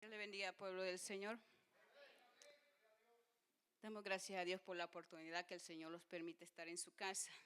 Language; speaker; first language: Spanish; native; Spanish